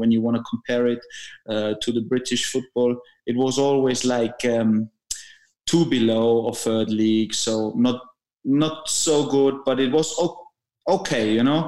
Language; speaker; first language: English; non-native, fluent; German